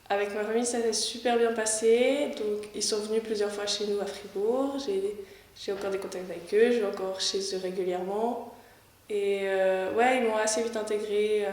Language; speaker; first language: French; native; French